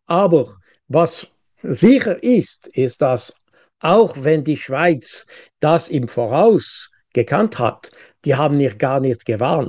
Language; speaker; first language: German; non-native, local second language; French